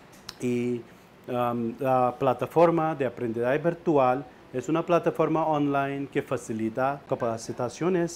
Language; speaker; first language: Spanish; non-native, fluent; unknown